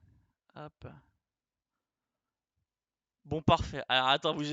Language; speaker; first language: French; native; French